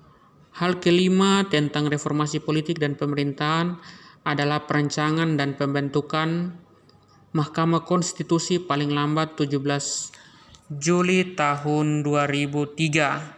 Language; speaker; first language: Indonesian; native; Indonesian